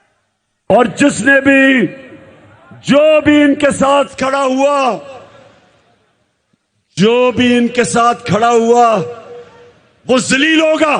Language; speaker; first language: Urdu; native; Urdu